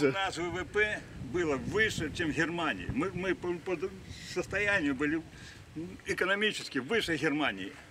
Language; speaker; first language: Russian; native; Russian